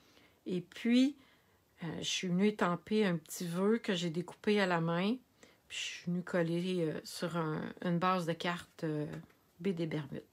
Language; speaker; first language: French; native; French